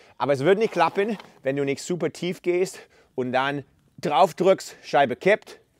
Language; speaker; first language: German; non-native, fluent; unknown